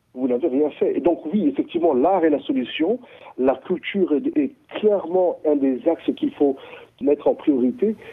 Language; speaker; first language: French; non-native, local second language; Sango